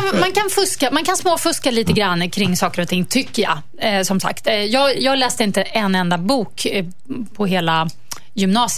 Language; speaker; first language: Swedish; native; Swedish